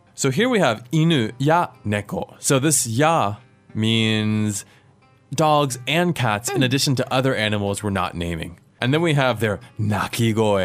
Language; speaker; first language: English; native; English